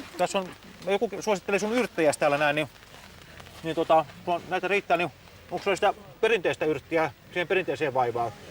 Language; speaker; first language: Finnish; native; Finnish